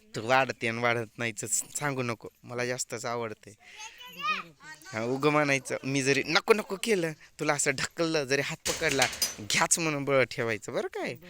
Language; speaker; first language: Marathi; native; Marathi